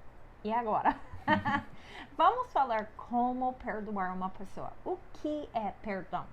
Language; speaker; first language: Portuguese; non-native, fluent; English